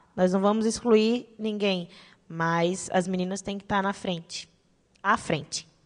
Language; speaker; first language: Portuguese; native; Portuguese